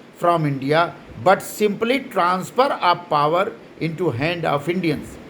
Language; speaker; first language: English; non-native, local second language; Hindi